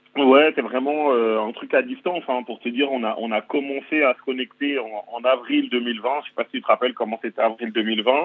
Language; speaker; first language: French; native; French